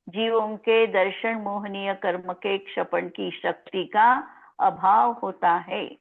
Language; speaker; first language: Hindi; non-native, local second language; Marathi